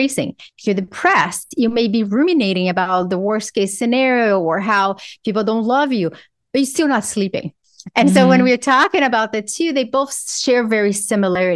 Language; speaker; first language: English; non-native, fluent; Portuguese